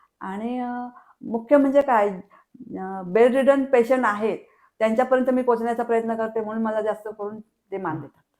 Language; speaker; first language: Marathi; native; Marathi